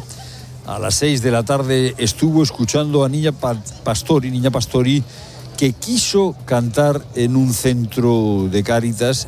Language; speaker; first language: Spanish; native; Spanish